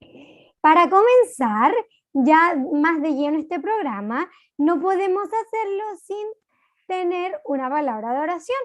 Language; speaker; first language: Spanish; native; Spanish